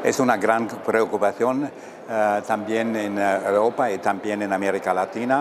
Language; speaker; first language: Spanish; non-native, fluent; German